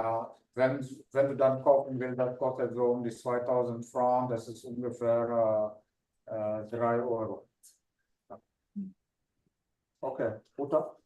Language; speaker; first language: German; non-native, fluent; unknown